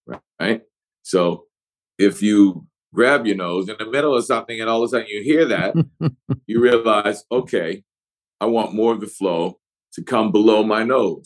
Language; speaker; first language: English; native; English